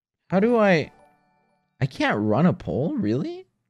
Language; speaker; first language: English; early bilingual, other home language; Spanish